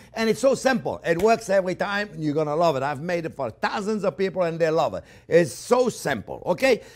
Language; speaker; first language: English; non-native, fluent; French